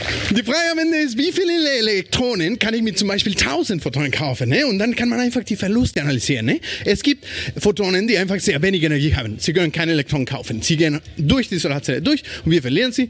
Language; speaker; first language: German; non-native, fluent; Spanish